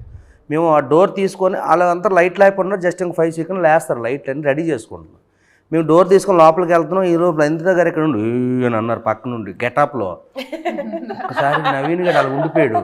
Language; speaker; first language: Telugu; native; Telugu